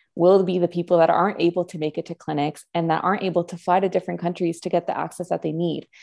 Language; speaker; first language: English; non-native, fluent; Spanish